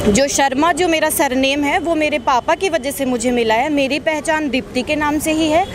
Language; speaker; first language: Hindi; native; Hindi